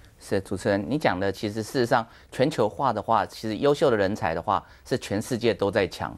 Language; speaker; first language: Chinese; native; Chinese